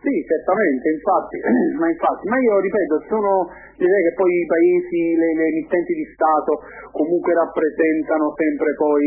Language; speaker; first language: Italian; native; Italian